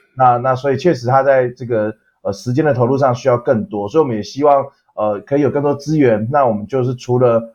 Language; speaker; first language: Chinese; native; Chinese